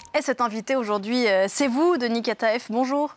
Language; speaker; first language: French; native; French